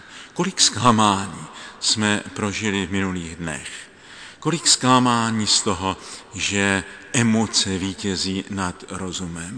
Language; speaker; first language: Czech; native; Czech